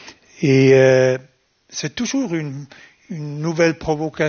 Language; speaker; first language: French; non-native, fluent; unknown